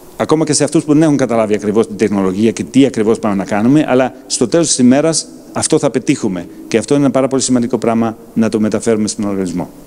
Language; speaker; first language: Greek; non-native, fluent; German